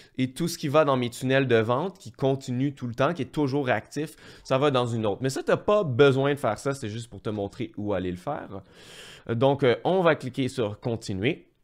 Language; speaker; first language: French; native; French